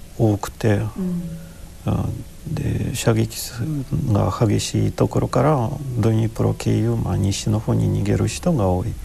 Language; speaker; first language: Japanese; non-native, fluent; Ukrainian